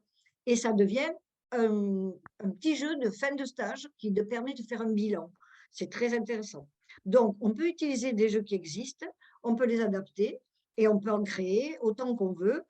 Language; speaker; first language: French; native; French